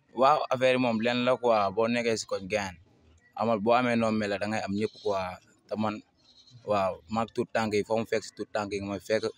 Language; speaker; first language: Wolof; native; Wolof